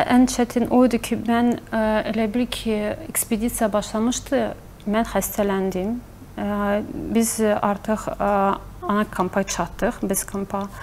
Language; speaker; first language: Azerbaijani; early bilingual, heritage; Azerbaijani